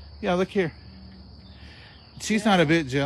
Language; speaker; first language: English; native; English